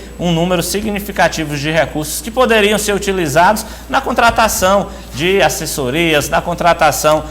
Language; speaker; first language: Portuguese; native; Portuguese